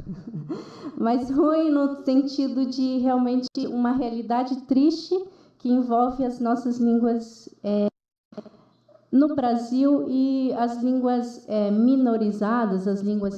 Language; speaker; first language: Portuguese; non-native, local second language; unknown